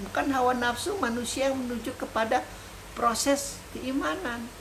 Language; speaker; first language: Indonesian; native; Indonesian